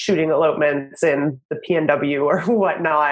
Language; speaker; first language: English; native; English